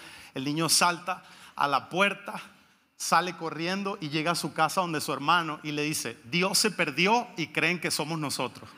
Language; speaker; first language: Spanish; native; Spanish